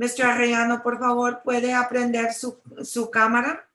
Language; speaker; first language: Spanish; non-native, learner; English